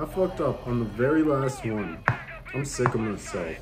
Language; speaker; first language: English; native; English